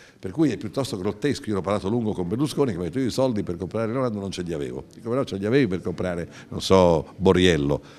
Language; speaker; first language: Italian; native; Italian